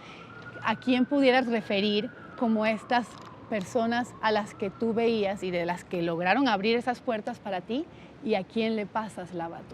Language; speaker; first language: Spanish; native; Spanish